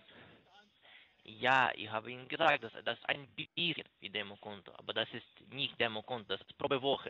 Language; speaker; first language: German; non-native, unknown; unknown